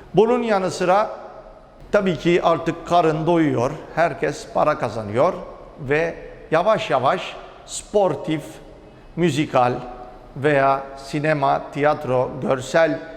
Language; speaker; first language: Turkish; native; Turkish